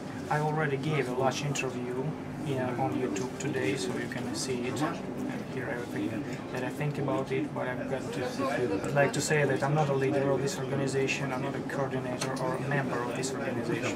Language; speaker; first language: English; non-native, fluent; Russian